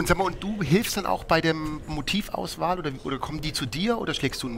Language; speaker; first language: German; native; German